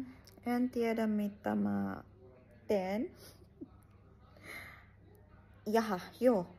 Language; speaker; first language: Finnish; non-native, learner; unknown